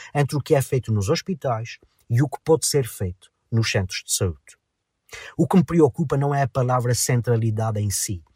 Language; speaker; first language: Portuguese; native; Portuguese